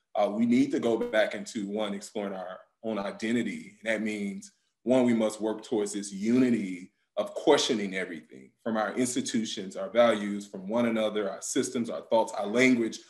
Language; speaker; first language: English; native; English